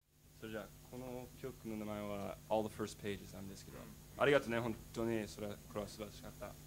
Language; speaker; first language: Japanese; non-native, learner; English